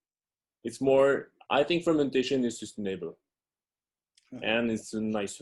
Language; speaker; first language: English; non-native, fluent; French